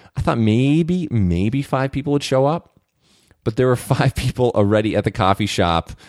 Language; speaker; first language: English; native; English